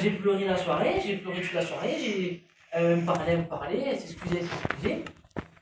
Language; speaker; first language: French; native; French